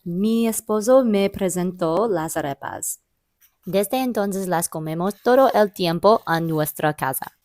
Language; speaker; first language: Spanish; non-native, learner; English